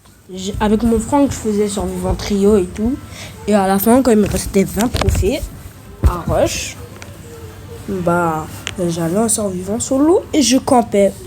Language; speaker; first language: French; native; French